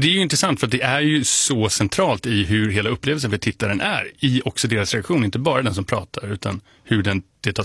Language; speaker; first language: Swedish; native; Swedish